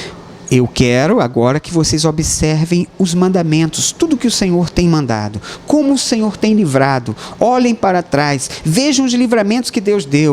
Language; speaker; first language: Portuguese; native; Portuguese